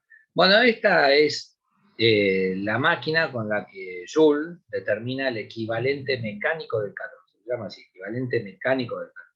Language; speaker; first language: Spanish; native; Spanish